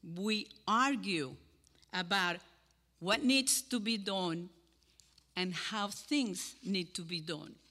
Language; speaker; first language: English; non-native, fluent; Spanish